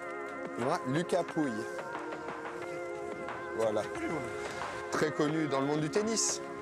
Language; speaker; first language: French; native; French